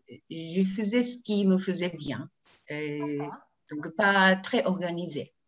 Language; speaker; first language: French; non-native, learner; Japanese